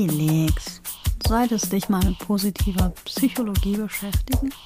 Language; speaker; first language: German; native; German